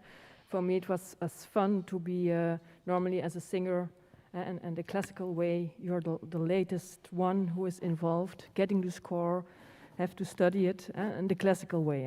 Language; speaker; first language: English; non-native, fluent; Dutch